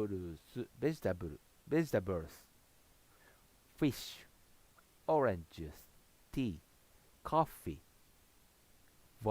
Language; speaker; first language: English; non-native, learner; Japanese